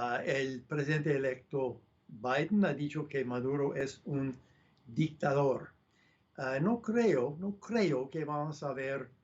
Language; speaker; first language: Spanish; non-native, fluent; English